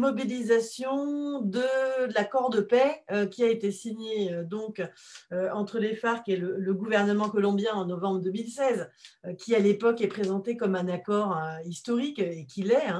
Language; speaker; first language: French; native; French